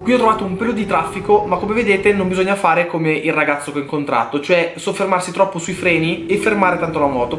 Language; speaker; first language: Italian; native; Italian